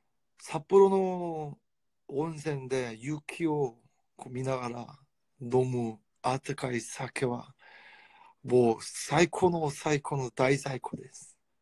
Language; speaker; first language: Japanese; non-native, fluent; Korean